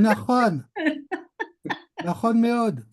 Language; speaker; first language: Hebrew; non-native, learner; French